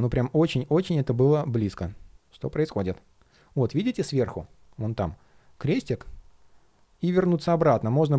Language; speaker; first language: Russian; native; Russian